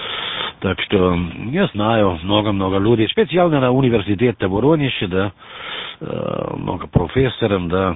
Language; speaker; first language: Russian; non-native, learner; German